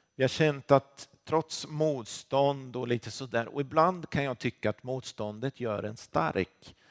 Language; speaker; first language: Swedish; native; Swedish